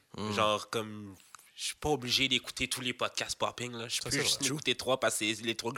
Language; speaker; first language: French; native; French